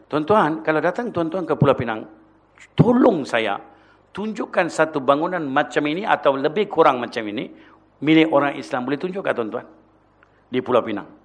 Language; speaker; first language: Malay; non-native, local second language; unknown